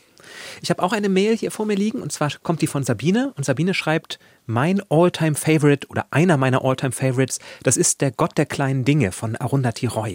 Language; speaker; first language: German; native; German